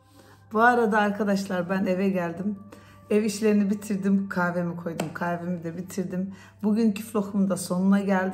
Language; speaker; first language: Turkish; early bilingual, heritage; Turkish